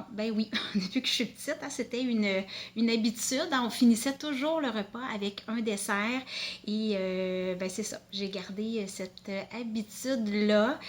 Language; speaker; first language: French; native; French